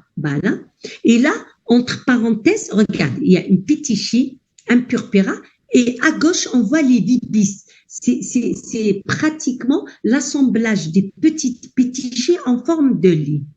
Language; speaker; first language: French; non-native, local second language; Arabic